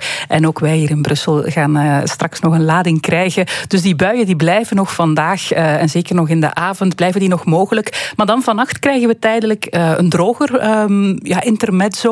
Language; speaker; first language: Dutch; native; Dutch